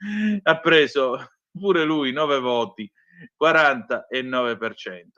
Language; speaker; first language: Italian; native; Italian